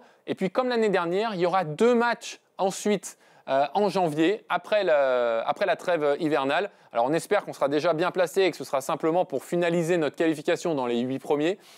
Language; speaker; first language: French; native; French